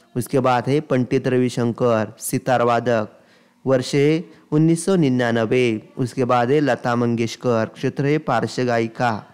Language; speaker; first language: Hindi; non-native, local second language; Marathi